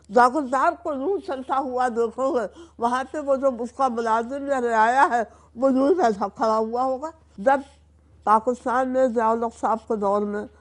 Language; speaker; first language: Urdu; native; Urdu